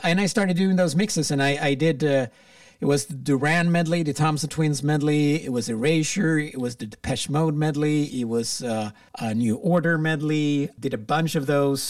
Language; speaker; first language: English; non-native, fluent; Swedish